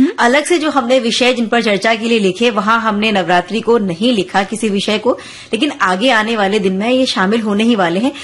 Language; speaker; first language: Hindi; native; Hindi